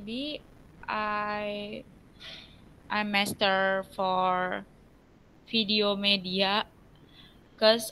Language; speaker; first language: English; non-native, learner; Indonesian